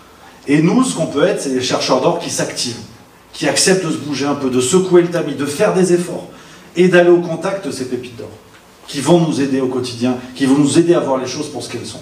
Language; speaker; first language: French; native; French